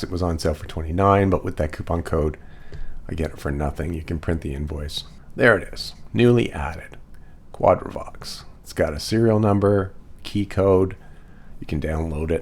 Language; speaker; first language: English; native; English